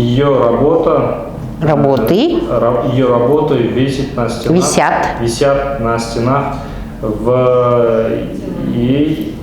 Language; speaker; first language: Russian; non-native, local second language; Kazakh